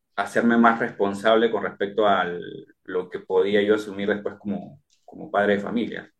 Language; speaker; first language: Spanish; native; Spanish